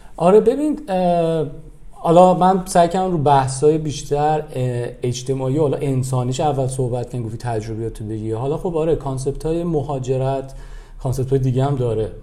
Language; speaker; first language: Persian; native; Persian